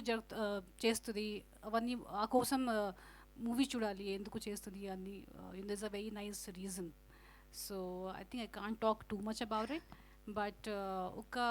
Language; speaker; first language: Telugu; non-native, learner; Hindi